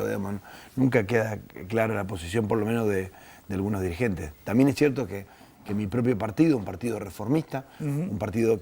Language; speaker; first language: Spanish; native; Spanish